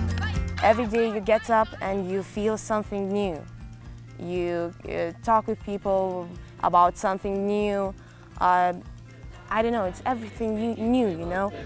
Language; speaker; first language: English; non-native, fluent; Lithuanian